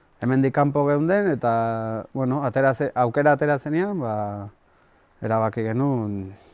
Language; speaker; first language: Basque; native; Basque